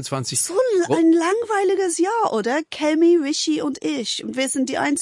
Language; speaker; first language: German; non-native, fluent; English